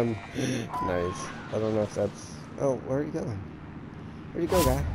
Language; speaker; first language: English; native; English